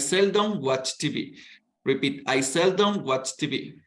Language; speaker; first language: English; non-native, fluent; Spanish